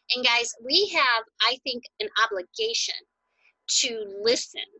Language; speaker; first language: English; native; English